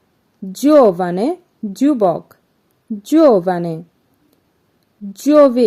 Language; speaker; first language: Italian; non-native, fluent; Bangla